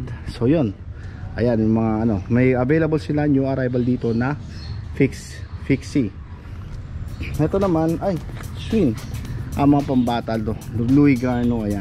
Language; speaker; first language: Filipino; native; Filipino